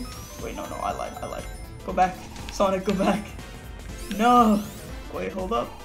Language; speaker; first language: English; native; English